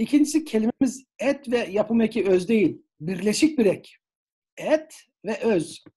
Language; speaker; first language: Turkish; native; Turkish